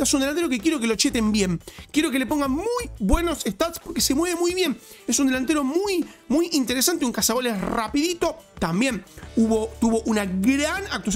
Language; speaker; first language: Spanish; native; Spanish